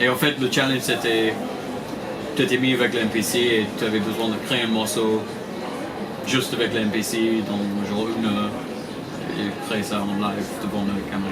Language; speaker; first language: French; non-native, fluent; English